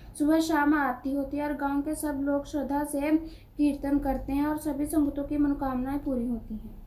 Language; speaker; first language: Hindi; non-native, local second language; Punjabi